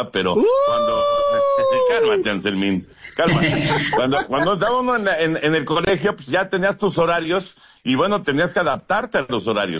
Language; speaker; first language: Spanish; native; Spanish